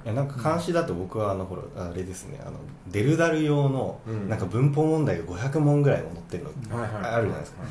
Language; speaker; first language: Japanese; native; Japanese